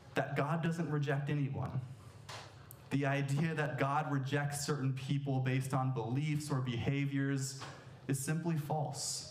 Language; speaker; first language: English; native; English